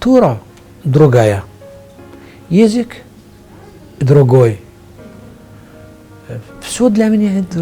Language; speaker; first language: Russian; non-native, fluent; Arabic